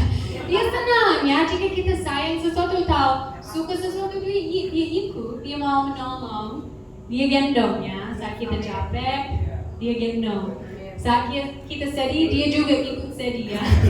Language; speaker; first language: Indonesian; non-native, fluent; English